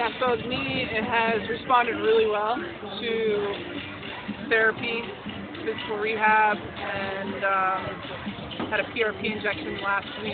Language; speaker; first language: English; native; English